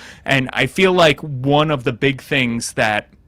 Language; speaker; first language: English; native; English